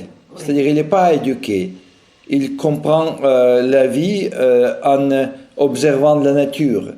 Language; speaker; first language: French; non-native, fluent; Russian